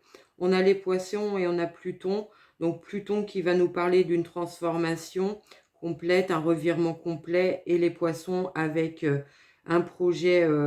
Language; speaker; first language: French; native; French